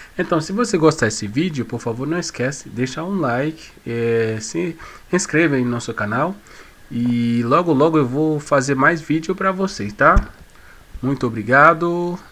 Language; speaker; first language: Portuguese; non-native, fluent; Haitian Creole